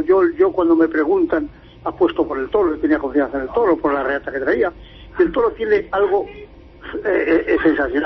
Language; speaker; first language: Spanish; native; Spanish